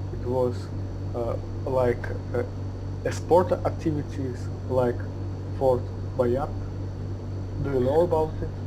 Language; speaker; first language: English; non-native, learner; Russian